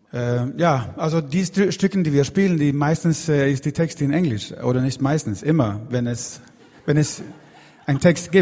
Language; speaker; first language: German; non-native, learner; Swedish